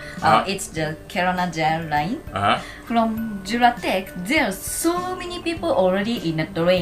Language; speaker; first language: English; non-native, fluent; Japanese